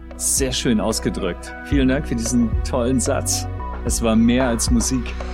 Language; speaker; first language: German; native; German